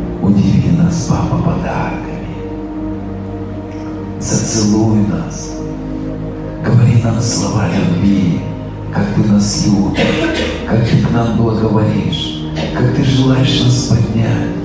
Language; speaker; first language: Russian; native; Russian